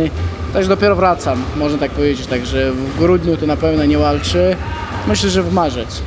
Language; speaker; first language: Polish; non-native, fluent; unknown